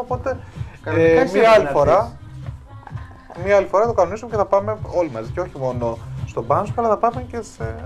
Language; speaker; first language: Greek; native; Greek